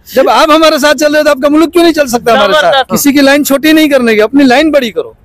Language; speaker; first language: Hindi; non-native, local second language; Gujarati